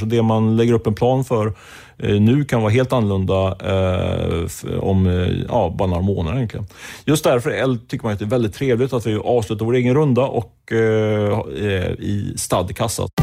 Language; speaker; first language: Swedish; native; Swedish